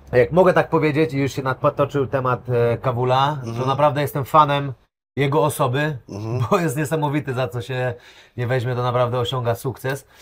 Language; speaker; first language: Polish; native; Polish